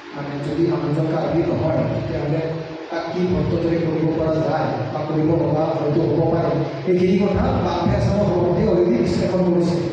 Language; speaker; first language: Assamese; non-native, local second language; Karbi